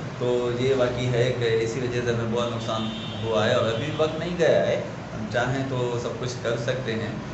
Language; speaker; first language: Urdu; non-native, local second language; Sindhi